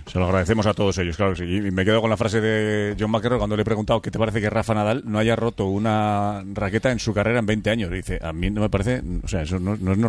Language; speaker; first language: Spanish; native; Spanish